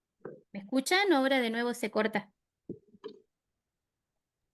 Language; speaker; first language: Spanish; native; Spanish